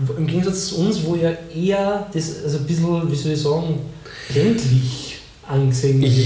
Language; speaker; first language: German; native; German